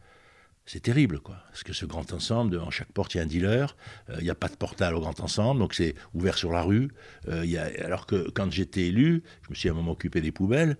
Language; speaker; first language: French; native; French